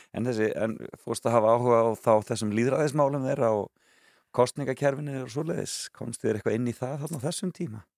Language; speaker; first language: Icelandic; native; Icelandic